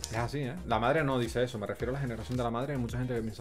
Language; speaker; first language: Spanish; native; Spanish